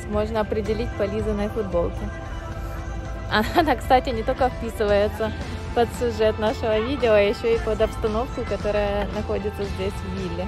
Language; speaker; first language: Russian; native; Russian